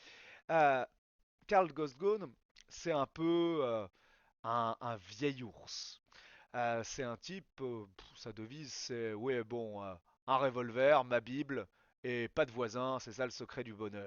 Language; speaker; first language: French; native; French